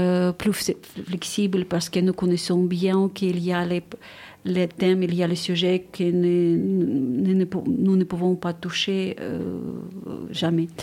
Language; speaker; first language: French; non-native, fluent; Ukrainian